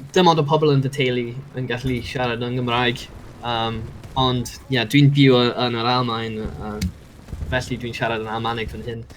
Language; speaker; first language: Welsh; non-native, local second language; English